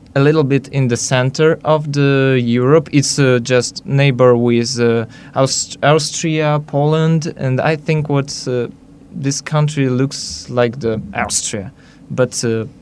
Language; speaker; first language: English; non-native, learner; Hungarian